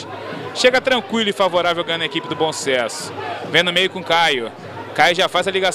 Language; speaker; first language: Portuguese; native; Portuguese